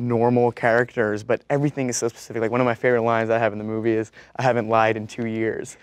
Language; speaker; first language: English; native; English